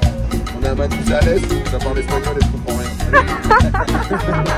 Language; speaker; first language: French; native; French